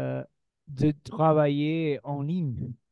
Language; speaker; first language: French; non-native, learner; Spanish